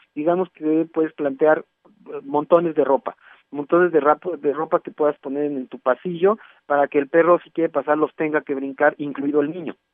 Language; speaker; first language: Spanish; native; Spanish